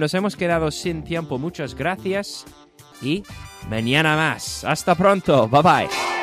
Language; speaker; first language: Spanish; non-native, fluent; English